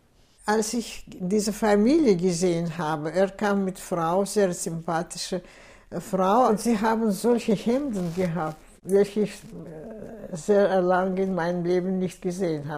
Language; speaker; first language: German; non-native, fluent; Russian